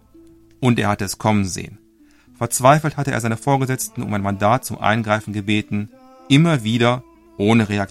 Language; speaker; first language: German; native; German